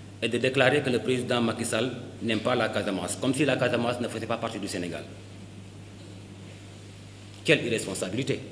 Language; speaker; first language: French; non-native, local second language; Wolof